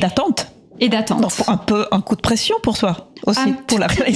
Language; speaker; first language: French; native; French